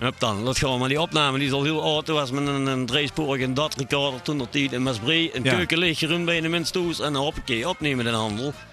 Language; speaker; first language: Dutch; native; Dutch